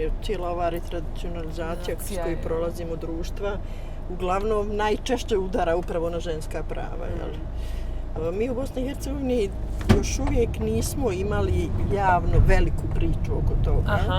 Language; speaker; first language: Bosnian; native; Bosnian